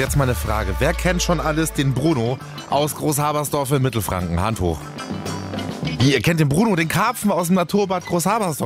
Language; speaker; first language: German; native; German